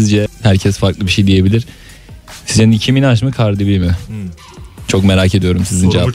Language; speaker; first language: Turkish; native; Turkish